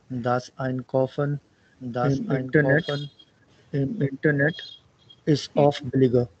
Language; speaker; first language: German; non-native, learner; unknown